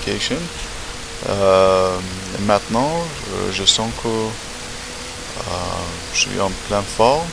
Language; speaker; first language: French; non-native, learner; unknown